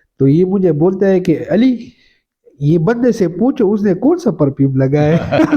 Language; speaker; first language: Urdu; non-native, local second language; Pashto